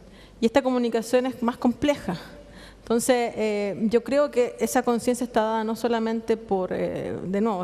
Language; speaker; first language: Spanish; native; Spanish